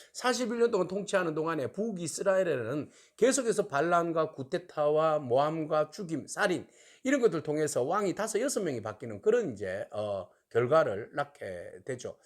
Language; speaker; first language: Korean; native; Korean